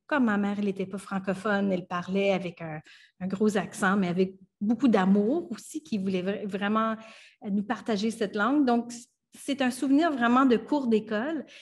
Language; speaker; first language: French; non-native, local second language; English